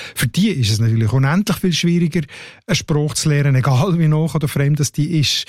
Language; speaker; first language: German; native; German